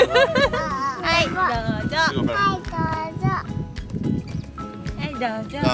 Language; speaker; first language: Japanese; native; Japanese